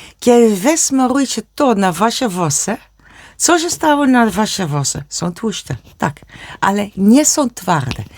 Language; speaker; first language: Polish; non-native, learner; Dutch